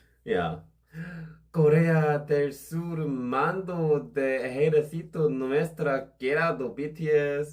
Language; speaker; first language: Spanish; non-native, learner; Korean